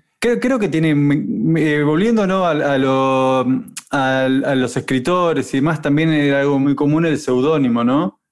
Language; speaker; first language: Spanish; native; Spanish